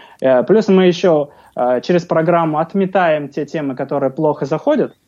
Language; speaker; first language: Russian; native; Russian